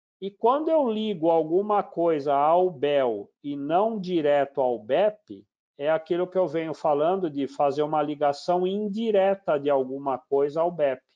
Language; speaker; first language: Portuguese; native; Portuguese